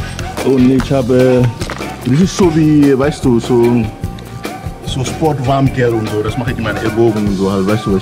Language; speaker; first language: German; non-native, fluent; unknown